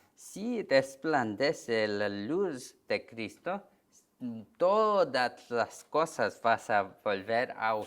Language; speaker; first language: Spanish; non-native, learner; Korean